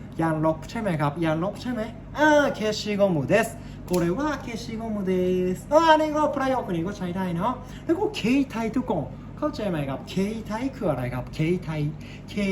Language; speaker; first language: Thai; non-native, learner; Japanese